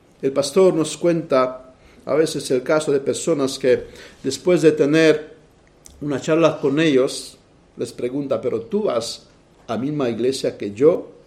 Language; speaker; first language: Spanish; non-native, fluent; Romanian